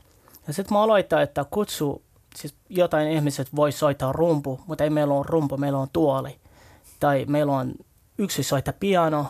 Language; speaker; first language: Finnish; non-native, learner; Arabic